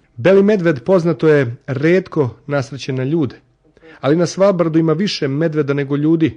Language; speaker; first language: Serbian; native; Serbian